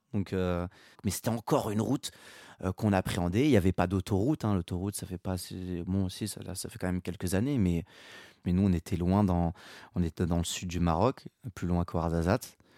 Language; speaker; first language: French; early bilingual, other home language; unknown